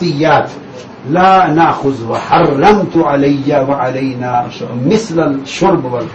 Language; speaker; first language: Arabic; non-native, learner; Urdu